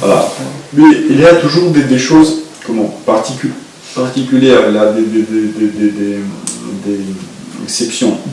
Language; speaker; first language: French; non-native, fluent; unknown